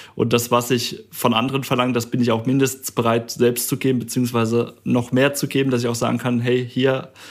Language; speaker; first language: German; native; German